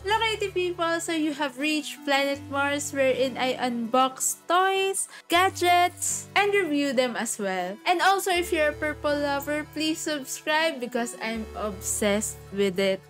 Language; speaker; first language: English; non-native, local second language; Filipino